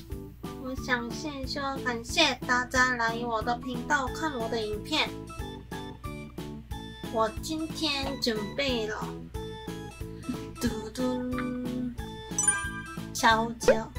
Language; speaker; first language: Chinese; non-native, learner; Korean